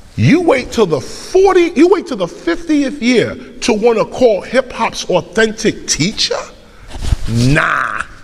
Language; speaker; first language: English; native; English